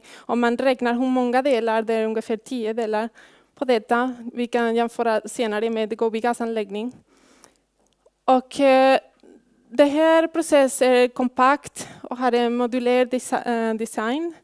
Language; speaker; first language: Swedish; non-native, fluent; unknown